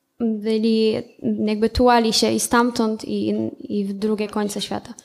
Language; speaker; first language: Polish; native; Polish